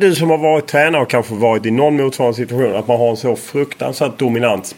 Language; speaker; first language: Swedish; native; Swedish